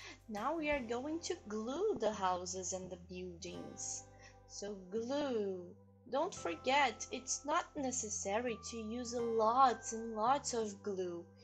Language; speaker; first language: English; non-native, fluent; Portuguese